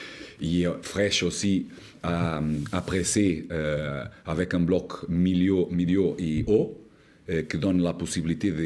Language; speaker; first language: French; non-native, learner; Portuguese